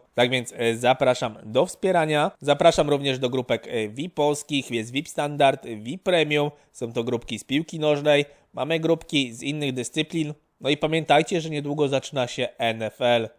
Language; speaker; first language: Polish; native; Polish